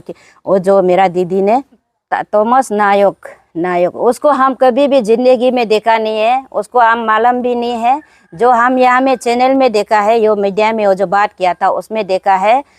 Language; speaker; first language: Hindi; non-native, local second language; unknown